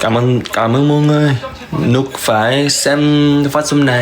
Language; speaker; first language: Vietnamese; non-native, learner; Korean